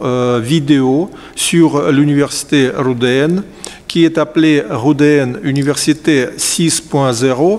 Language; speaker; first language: French; non-native, fluent; Russian